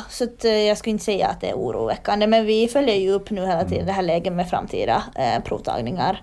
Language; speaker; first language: Swedish; native; Swedish